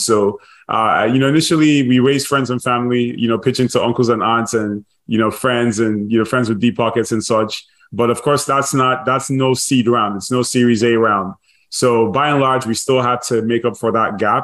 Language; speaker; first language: English; non-native, local second language; Igbo